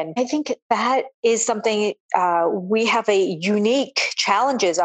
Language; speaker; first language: English; native; English